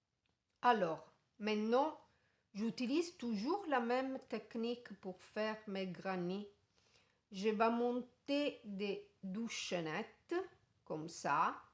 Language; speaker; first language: French; non-native, fluent; Italian